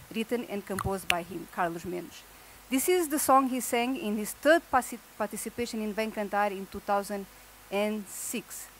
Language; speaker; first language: English; non-native, local second language; Portuguese